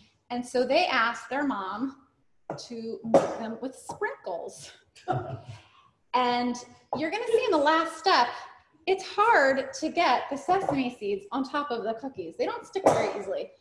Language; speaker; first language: English; native; English